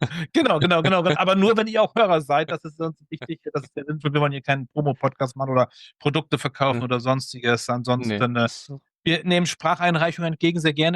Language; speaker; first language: German; native; German